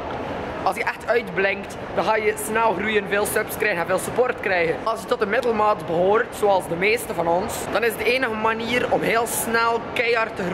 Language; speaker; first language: Dutch; native; Dutch